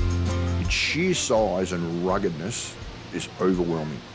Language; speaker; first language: English; native; English